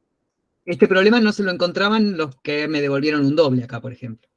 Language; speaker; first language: Spanish; native; Spanish